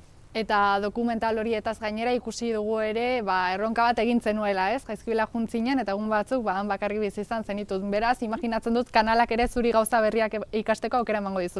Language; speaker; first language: Basque; native; Basque